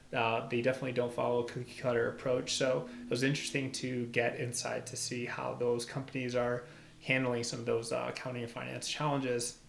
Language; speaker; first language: English; early bilingual, other home language; Albanian